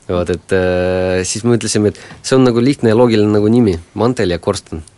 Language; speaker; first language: Estonian; non-native, local second language; Russian